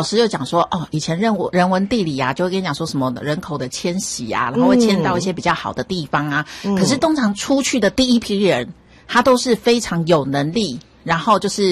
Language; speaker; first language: Chinese; native; Chinese